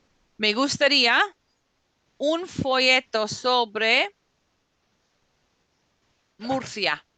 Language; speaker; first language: Spanish; non-native, fluent; English